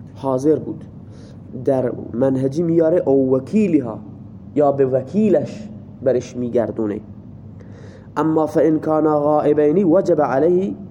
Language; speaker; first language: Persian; non-native, local second language; Baluchi